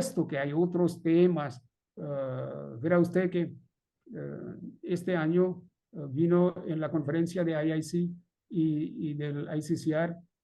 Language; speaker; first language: Spanish; non-native, fluent; Bangla